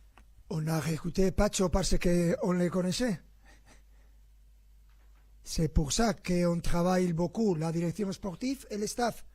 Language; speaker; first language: French; non-native, fluent; Spanish